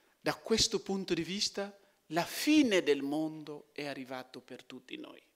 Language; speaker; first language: Italian; non-native, fluent; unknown